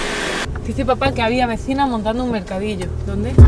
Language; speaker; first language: Spanish; native; Spanish